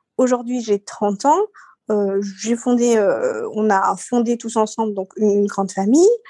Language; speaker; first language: French; early bilingual, other home language; Seselwa Creole French